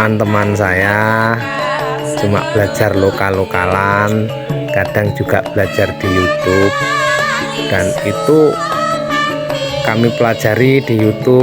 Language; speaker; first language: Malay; non-native, local second language; Javanese